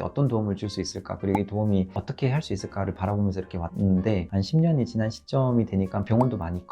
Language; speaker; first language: Korean; native; Korean